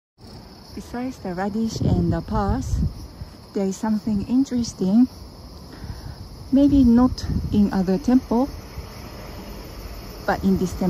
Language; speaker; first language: English; non-native, fluent; Japanese